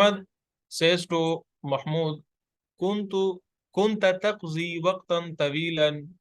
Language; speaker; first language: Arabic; non-native, fluent; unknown